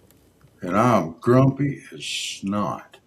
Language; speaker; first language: English; native; English